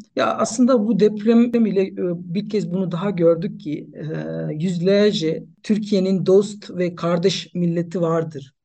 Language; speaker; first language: Turkish; non-native, fluent; Nepali